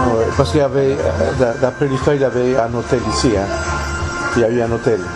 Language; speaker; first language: French; native; French